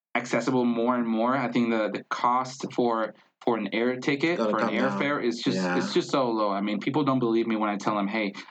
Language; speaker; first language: English; non-native, fluent; Spanish